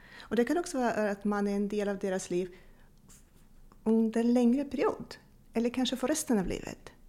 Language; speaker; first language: Swedish; non-native, fluent; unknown